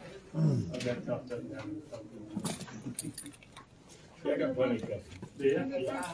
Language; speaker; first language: English; native; English